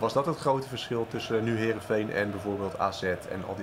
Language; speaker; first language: Dutch; native; Dutch